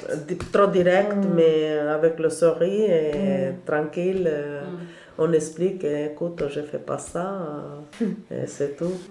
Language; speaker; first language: French; non-native, learner; Albanian